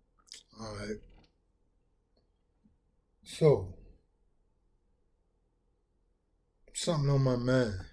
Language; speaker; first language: English; native; English